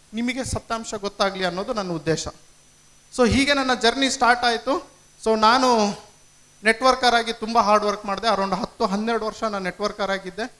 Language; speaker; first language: Kannada; native; Kannada